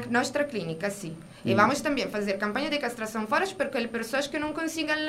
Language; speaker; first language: Portuguese; non-native, learner; Italian